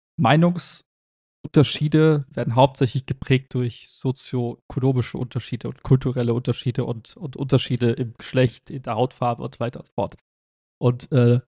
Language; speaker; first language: German; native; German